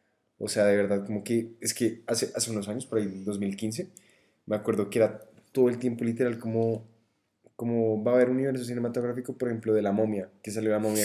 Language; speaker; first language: Spanish; native; Spanish